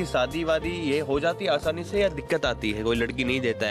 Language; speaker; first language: Hindi; native; Hindi